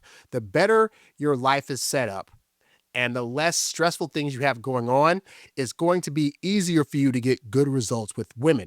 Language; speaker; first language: English; native; English